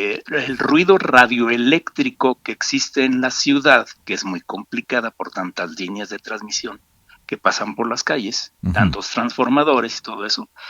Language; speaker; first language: Spanish; native; Spanish